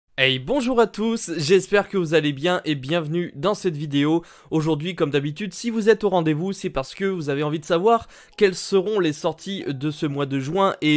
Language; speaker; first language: French; native; French